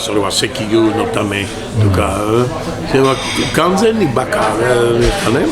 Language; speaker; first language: Japanese; non-native, learner; French